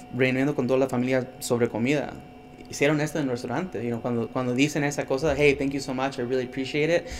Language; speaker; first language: Spanish; early bilingual, heritage; Spanish